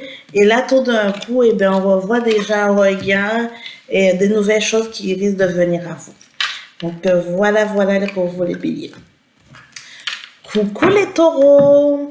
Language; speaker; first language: French; native; French